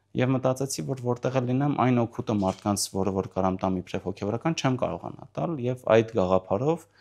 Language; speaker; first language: Armenian; early bilingual, heritage; Armenian